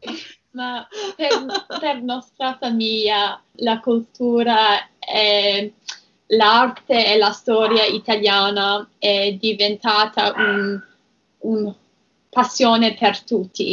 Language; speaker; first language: Italian; non-native, learner; English